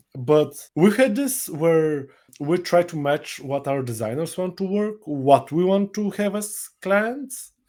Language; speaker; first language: English; non-native, fluent; Bulgarian